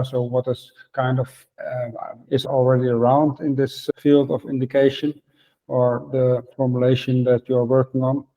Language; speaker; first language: English; non-native, fluent; Dutch